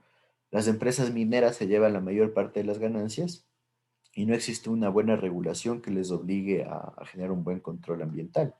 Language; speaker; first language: Spanish; native; Spanish